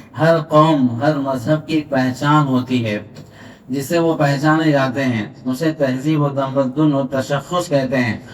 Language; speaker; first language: Urdu; native; Urdu